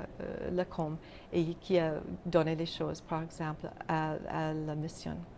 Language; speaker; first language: French; non-native, local second language; English